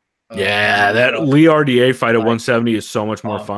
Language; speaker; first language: English; native; English